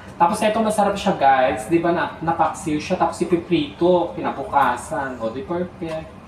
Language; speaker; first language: Filipino; non-native, local second language; Iloko